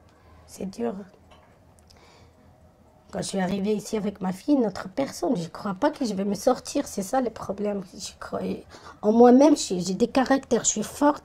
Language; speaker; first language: French; non-native, fluent; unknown